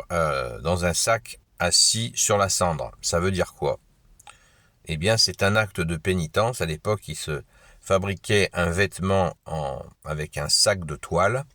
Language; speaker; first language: French; native; French